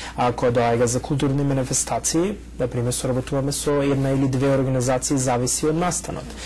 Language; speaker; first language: Macedonian; early bilingual, heritage; Macedonian